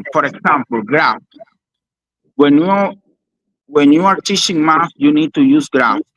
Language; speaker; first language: English; non-native, learner; Spanish